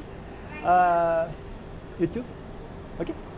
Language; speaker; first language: English; non-native, fluent; Japanese